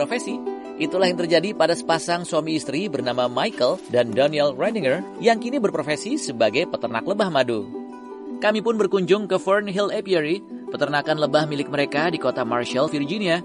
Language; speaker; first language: Indonesian; native; Indonesian